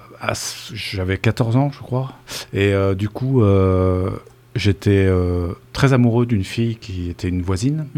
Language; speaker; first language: French; native; French